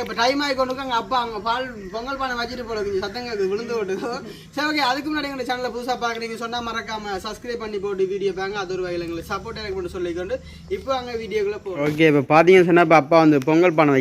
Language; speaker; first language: Tamil; native; Tamil